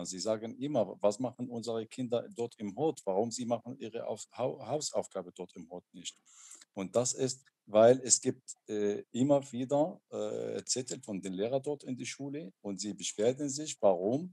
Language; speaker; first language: German; non-native, learner; Arabic